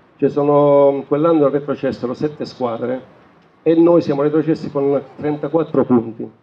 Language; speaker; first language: Italian; native; Italian